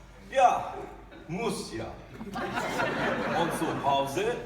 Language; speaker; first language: German; non-native, learner; Persian